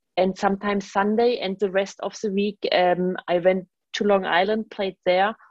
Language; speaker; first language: English; non-native, fluent; German